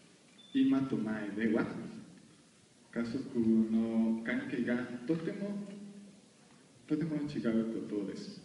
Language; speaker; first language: Japanese; non-native, learner; Spanish